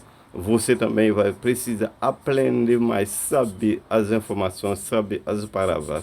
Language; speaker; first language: Portuguese; non-native, fluent; Haitian Creole